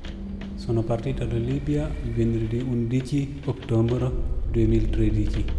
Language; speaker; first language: Italian; non-native, learner; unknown